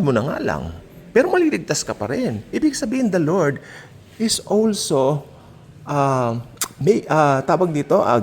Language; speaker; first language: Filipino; native; Filipino